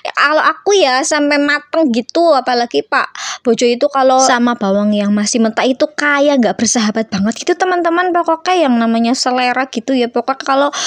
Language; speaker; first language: Indonesian; non-native, local second language; Javanese